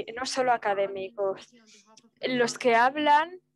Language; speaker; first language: Spanish; non-native, fluent; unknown